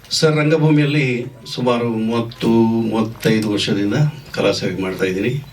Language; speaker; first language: Kannada; non-native, local second language; Tulu